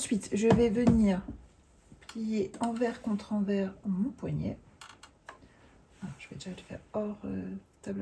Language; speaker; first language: French; native; French